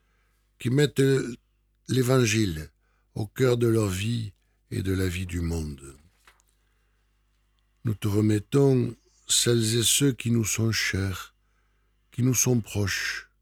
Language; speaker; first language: French; native; French